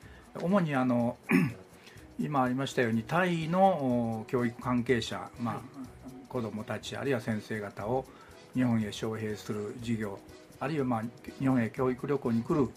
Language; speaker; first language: Japanese; native; Japanese